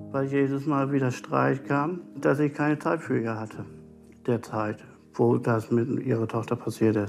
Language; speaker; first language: German; native; German